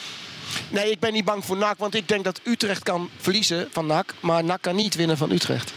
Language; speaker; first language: Dutch; native; Dutch